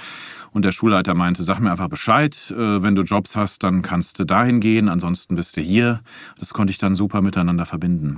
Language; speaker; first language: German; native; German